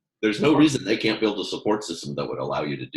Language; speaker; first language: English; native; English